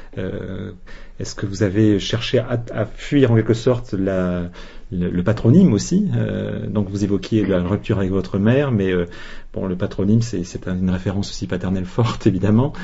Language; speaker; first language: French; native; French